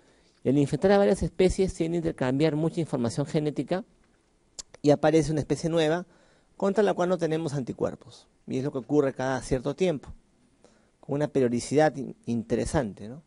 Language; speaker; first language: Spanish; native; Spanish